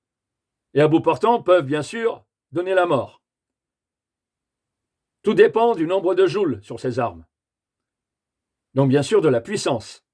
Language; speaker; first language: French; native; French